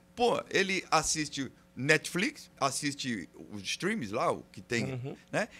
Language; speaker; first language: Portuguese; native; Portuguese